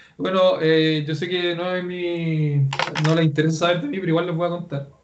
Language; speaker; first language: Spanish; native; Spanish